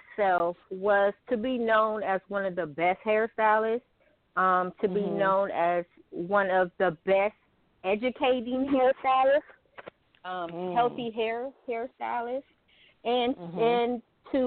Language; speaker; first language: English; native; English